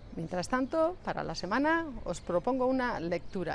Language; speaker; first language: Spanish; native; Spanish